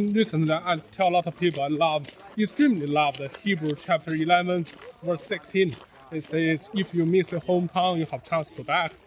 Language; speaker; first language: English; non-native, learner; Chinese